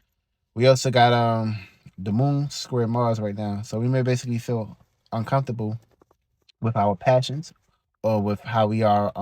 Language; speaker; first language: English; native; English